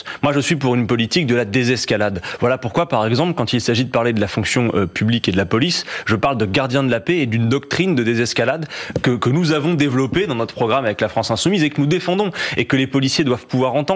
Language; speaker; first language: French; native; French